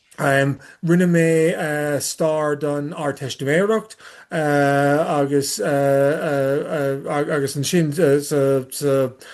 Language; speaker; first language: Irish; non-native, learner; English